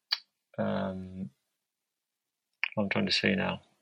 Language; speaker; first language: English; non-native, local second language; Cantonese